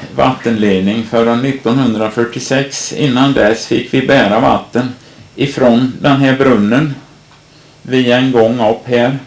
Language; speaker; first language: Swedish; native; Swedish